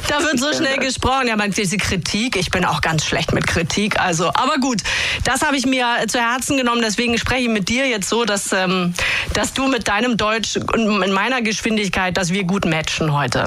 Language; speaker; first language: German; native; German